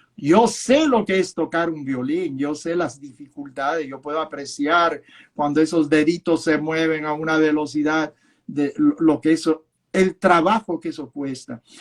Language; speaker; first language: Spanish; early bilingual, other home language; Yiddish